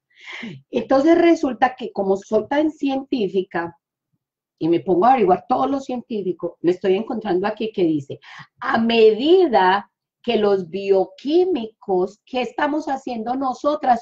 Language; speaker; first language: Spanish; native; Spanish